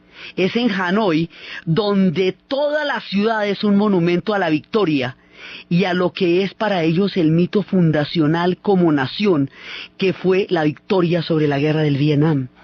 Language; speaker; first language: Spanish; native; Spanish